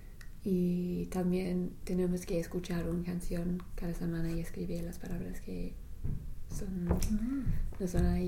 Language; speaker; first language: Spanish; non-native, learner; English